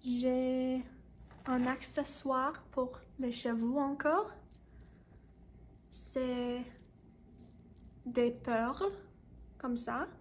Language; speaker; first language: French; non-native, learner; English